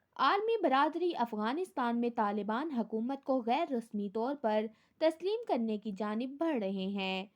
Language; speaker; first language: Urdu; native; Urdu